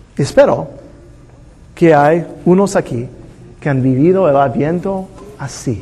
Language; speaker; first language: Spanish; non-native, fluent; English